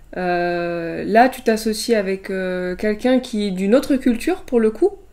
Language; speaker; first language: French; native; French